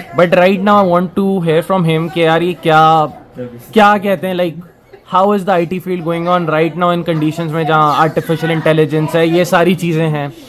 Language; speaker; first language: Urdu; native; Urdu